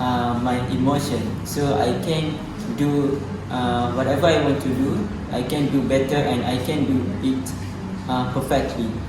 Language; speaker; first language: English; non-native, local second language; Malay